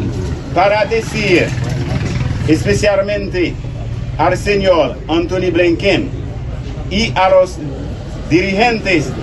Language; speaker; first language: Spanish; non-native, learner; Haitian Creole